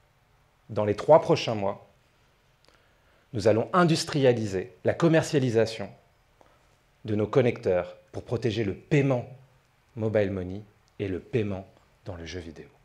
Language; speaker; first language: French; native; French